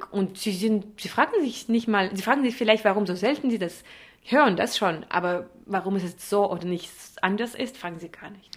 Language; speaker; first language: German; non-native, fluent; Russian